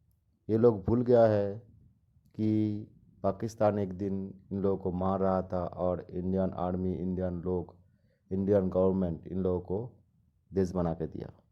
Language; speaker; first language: Hindi; non-native, local second language; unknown